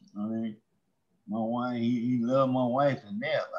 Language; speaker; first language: English; native; English